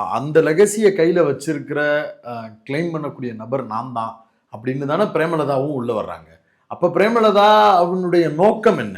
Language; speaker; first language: Tamil; native; Tamil